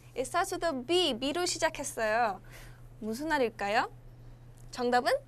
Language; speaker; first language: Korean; early bilingual, heritage; Korean